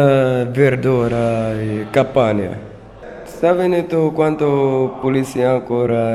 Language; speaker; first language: Italian; non-native, learner; Arabic